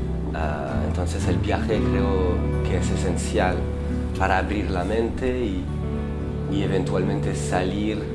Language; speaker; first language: Spanish; non-native, fluent; French